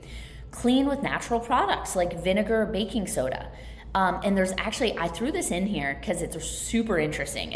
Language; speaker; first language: English; native; English